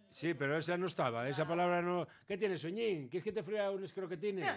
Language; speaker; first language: Spanish; native; Spanish